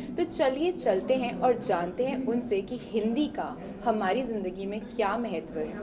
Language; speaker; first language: Hindi; native; Hindi